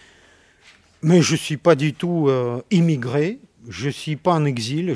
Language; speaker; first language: French; non-native, fluent; Russian